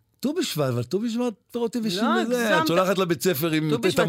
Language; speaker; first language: Hebrew; native; Hebrew